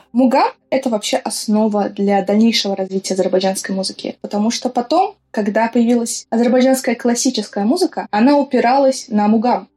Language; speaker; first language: Russian; non-native, local second language; Azerbaijani